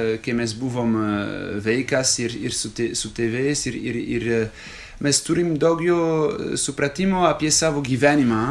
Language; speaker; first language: Lithuanian; non-native, fluent; French